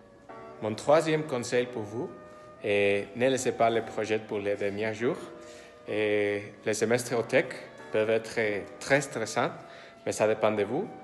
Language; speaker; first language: French; non-native, learner; Spanish